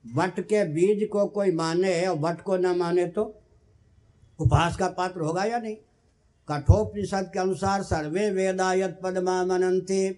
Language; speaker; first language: Hindi; non-native, local second language; Maithili